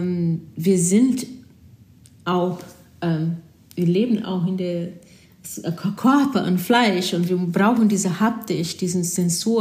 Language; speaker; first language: German; non-native, fluent; Portuguese